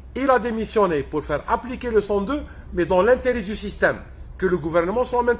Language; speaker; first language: French; non-native, local second language; Arabic